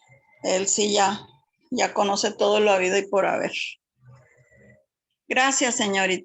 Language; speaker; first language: Spanish; native; Spanish